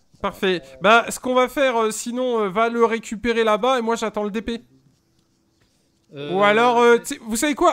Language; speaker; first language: French; native; French